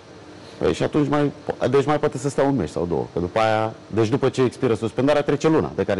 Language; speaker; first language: Romanian; native; Romanian